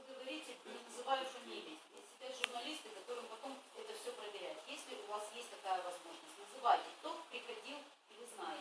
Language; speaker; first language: Ukrainian; native; Ukrainian